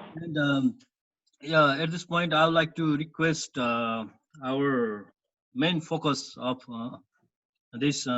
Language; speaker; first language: English; non-native, local second language; Nepali